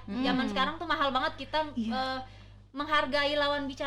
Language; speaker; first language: Indonesian; native; Indonesian